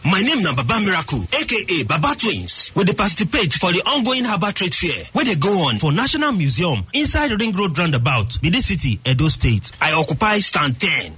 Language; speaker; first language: Nigerian Pidgin; native; Nigerian Pidgin